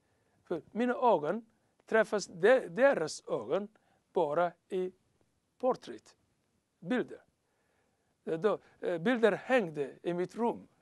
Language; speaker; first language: Swedish; non-native, learner; Somali